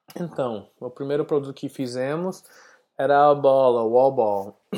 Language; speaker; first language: Portuguese; non-native, learner; English